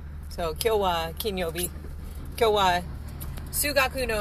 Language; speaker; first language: Japanese; non-native, learner; English